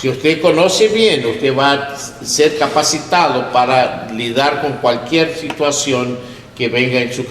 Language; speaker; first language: Spanish; non-native, learner; English